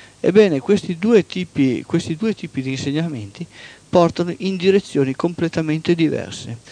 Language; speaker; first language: Italian; native; Italian